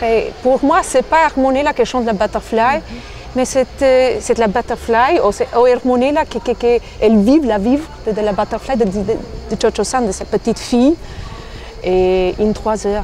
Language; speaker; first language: French; non-native, fluent; Albanian